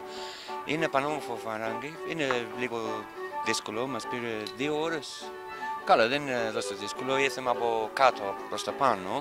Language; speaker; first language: Greek; non-native, learner; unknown